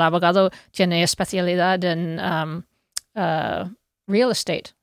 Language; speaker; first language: Spanish; non-native, fluent; English